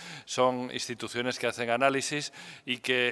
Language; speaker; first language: Spanish; native; Spanish